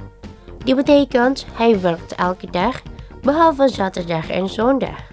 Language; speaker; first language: Dutch; non-native, learner; Indonesian